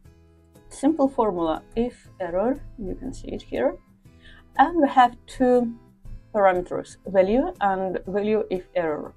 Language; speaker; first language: English; non-native, fluent; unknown